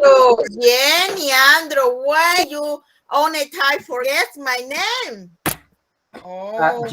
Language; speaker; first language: English; non-native, learner; Spanish